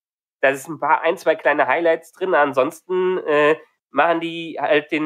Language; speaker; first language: German; native; German